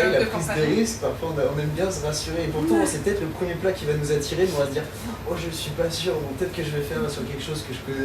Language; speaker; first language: French; native; French